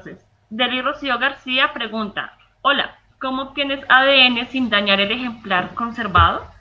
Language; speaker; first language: Spanish; native; Spanish